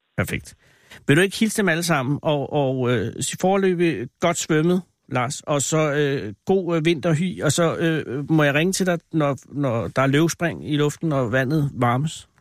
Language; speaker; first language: Danish; native; Danish